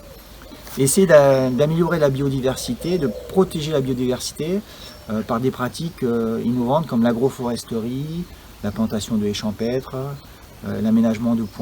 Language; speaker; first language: French; native; French